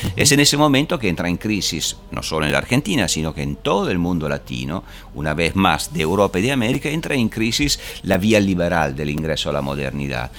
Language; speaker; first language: Spanish; non-native, fluent; Italian